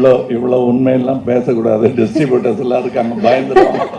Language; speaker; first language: Tamil; native; Tamil